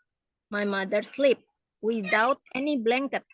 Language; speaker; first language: English; non-native, fluent; Indonesian